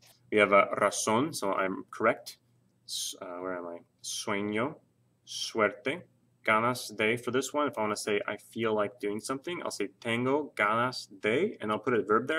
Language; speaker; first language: English; native; English